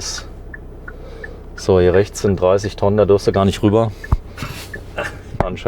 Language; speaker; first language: German; native; German